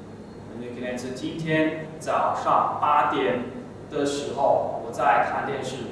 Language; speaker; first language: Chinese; non-native, fluent; English